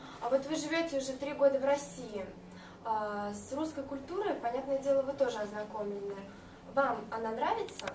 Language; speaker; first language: Russian; non-native, learner; Malagasy